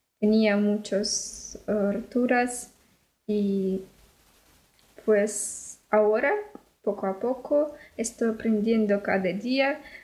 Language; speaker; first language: Spanish; non-native, learner; Russian